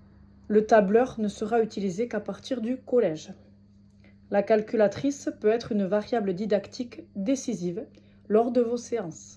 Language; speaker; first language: French; native; French